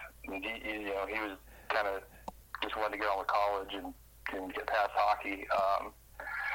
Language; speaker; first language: English; native; English